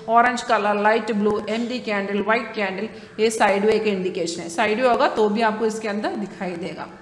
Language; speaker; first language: Hindi; non-native, local second language; Malayalam